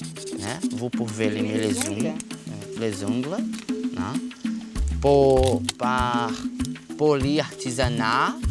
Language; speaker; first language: French; non-native, learner; Portuguese